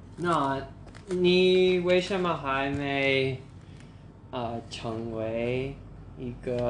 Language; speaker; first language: Chinese; non-native, fluent; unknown